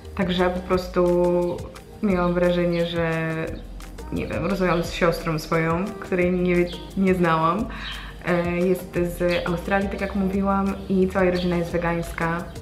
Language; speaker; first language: Polish; native; Polish